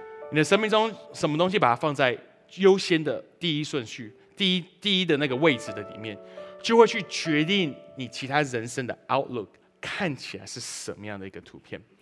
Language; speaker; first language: Chinese; early bilingual, other home language; English